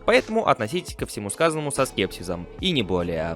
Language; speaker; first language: Russian; native; Russian